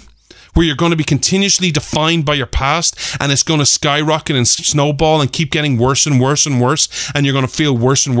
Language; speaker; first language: English; native; English